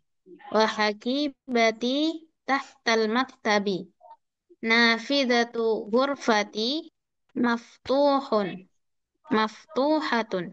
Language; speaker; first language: Arabic; non-native, fluent; Indonesian